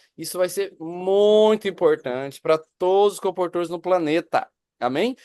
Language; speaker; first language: Portuguese; native; Portuguese